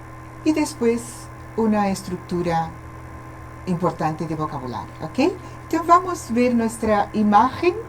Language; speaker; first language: Spanish; non-native, fluent; Portuguese